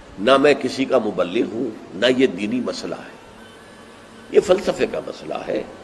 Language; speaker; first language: Urdu; native; Urdu